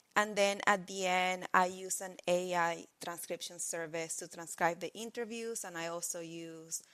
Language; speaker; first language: English; non-native, fluent; Spanish